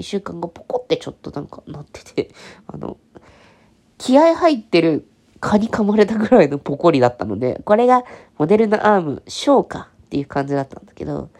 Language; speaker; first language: Japanese; native; Japanese